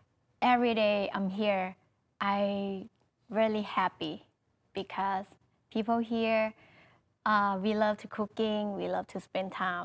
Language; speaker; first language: English; non-native, learner; Thai